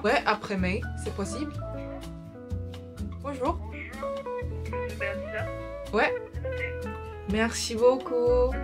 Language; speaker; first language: French; non-native, learner; English